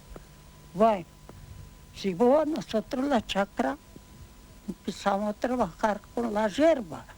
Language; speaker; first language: Spanish; non-native, learner; Ukrainian